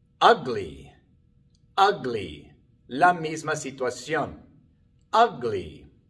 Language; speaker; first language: Spanish; non-native, fluent; English